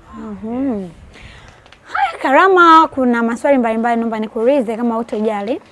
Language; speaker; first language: Swahili; native; Swahili